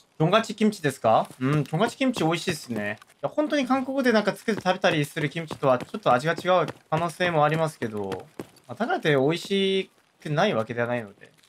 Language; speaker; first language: Japanese; non-native, fluent; Korean